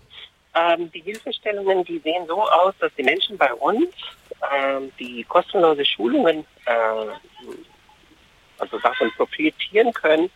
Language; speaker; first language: German; non-native, fluent; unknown